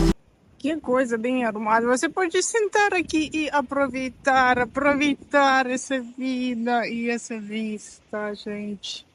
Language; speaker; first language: Portuguese; non-native, learner; Russian